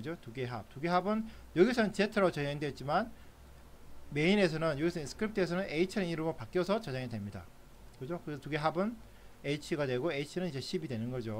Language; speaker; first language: Korean; native; Korean